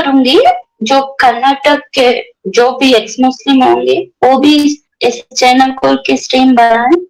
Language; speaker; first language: Hindi; non-native, local second language; Kannada